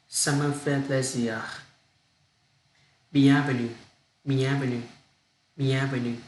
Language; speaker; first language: French; non-native, learner; Vietnamese